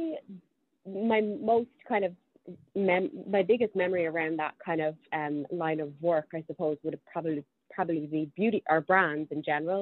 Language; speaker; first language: English; native; English